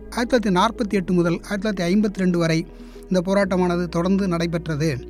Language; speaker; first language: Tamil; native; Tamil